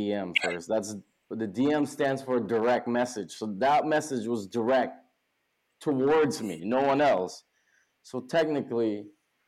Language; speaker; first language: English; native; English